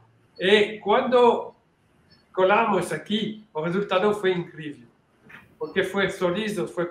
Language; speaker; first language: Portuguese; non-native, learner; French